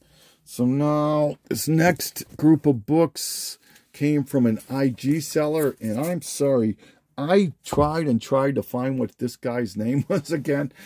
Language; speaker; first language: English; native; English